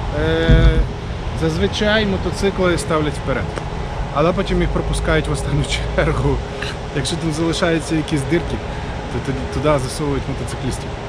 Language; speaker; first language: Ukrainian; non-native, local second language; Russian